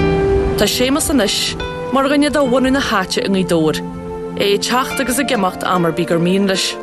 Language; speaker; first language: Irish; native; Irish